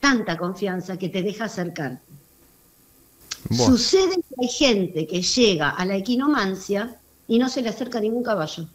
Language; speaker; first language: Spanish; native; Spanish